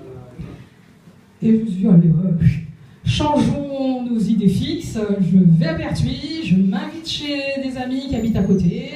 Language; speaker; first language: French; native; French